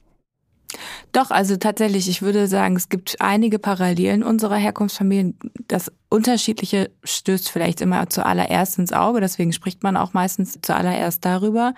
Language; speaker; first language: German; native; German